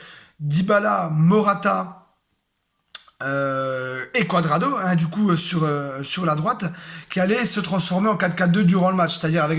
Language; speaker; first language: French; native; French